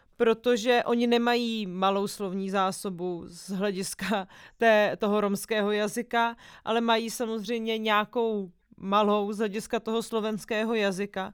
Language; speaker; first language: Czech; native; Czech